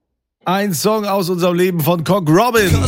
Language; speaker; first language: German; native; German